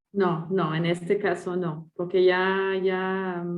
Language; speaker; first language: Spanish; non-native, fluent; French